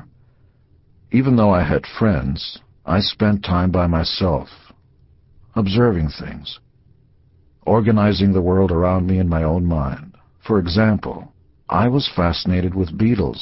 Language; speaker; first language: English; early bilingual, other home language; Hebrew